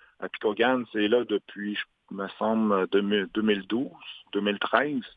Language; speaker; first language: French; non-native, local second language; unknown